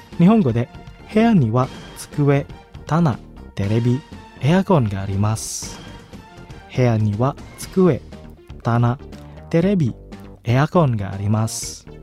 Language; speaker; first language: Japanese; non-native, fluent; Indonesian